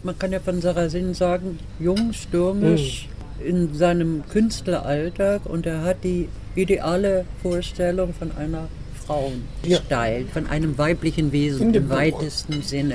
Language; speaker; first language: German; native; German